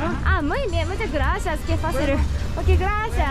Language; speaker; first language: Spanish; non-native, learner; Japanese